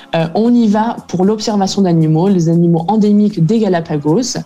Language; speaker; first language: French; native; French